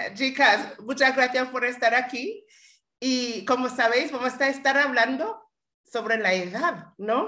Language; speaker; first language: Spanish; non-native, fluent; English